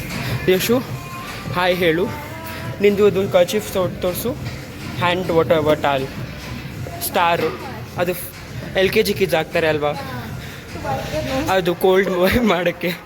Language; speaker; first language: Kannada; non-native, learner; Marathi